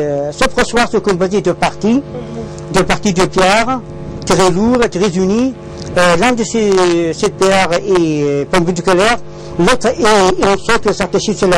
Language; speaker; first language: French; non-native, learner; Arabic